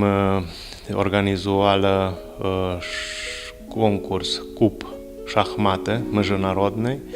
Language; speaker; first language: Ukrainian; early bilingual, heritage; Rusyn